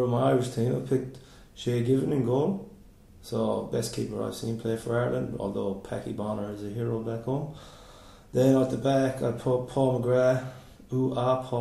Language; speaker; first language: English; native; English